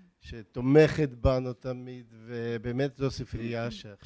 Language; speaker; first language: Hebrew; non-native, fluent; Russian